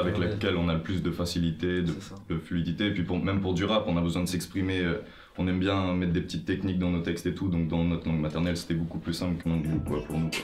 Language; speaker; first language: French; native; French